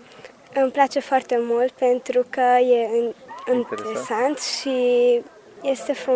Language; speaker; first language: Romanian; early bilingual, heritage; Romanian